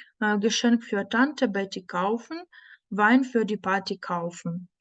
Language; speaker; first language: German; non-native, fluent; Ukrainian